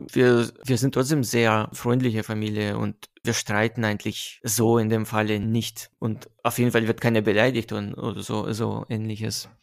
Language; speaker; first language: German; non-native, fluent; Russian